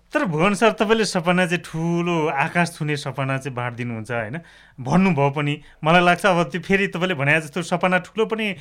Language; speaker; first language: Nepali; native; Nepali